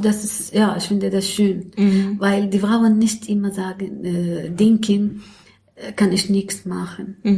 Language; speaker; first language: German; non-native, learner; Arabic